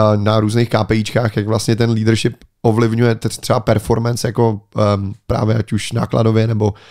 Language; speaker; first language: Czech; native; Czech